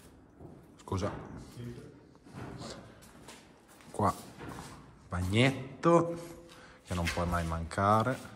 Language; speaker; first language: Italian; native; Italian